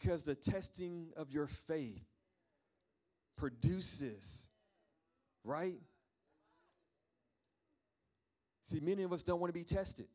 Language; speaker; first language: English; native; English